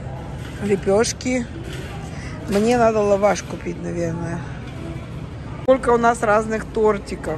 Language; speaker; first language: Russian; native; Russian